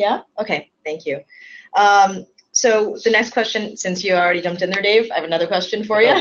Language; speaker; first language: English; native; English